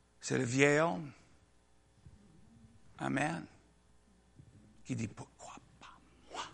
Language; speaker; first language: French; non-native, learner; English